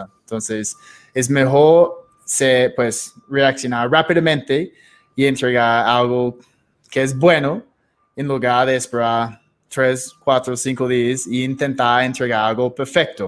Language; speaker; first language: Spanish; non-native, fluent; English